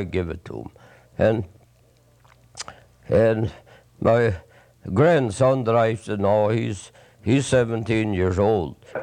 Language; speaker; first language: English; non-native, fluent; Swedish